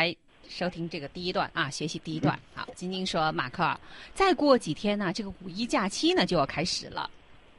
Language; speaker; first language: Chinese; native; Chinese